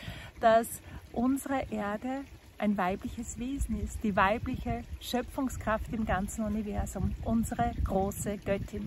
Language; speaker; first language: German; native; German